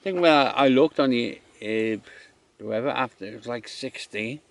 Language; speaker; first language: English; native; English